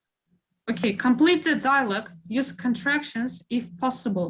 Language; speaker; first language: English; non-native, fluent; Kyrgyz